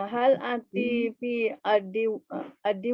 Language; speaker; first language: Arabic; non-native, learner; Malay